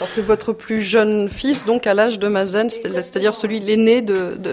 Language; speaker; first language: French; native; French